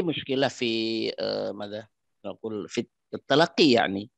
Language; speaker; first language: Arabic; non-native, fluent; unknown